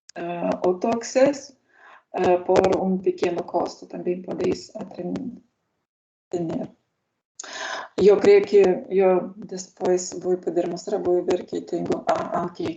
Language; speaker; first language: Spanish; non-native, learner; Lithuanian